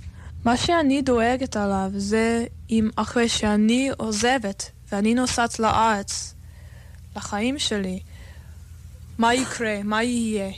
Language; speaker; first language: Hebrew; non-native, fluent; English